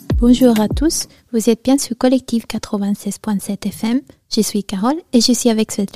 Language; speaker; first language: French; non-native, learner; Italian